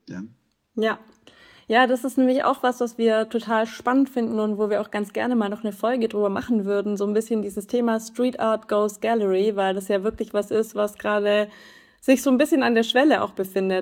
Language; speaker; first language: German; native; German